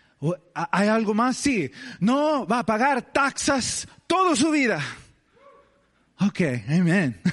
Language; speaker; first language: Spanish; early bilingual, heritage; English